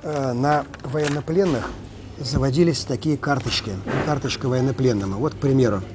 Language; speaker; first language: Russian; native; Russian